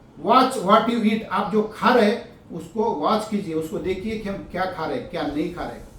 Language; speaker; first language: Hindi; non-native, local second language; Marathi